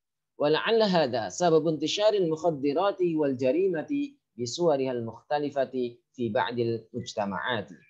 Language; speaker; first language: Arabic; non-native, fluent; Indonesian